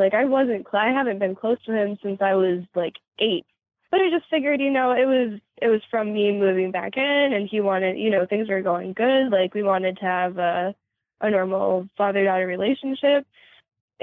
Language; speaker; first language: English; native; English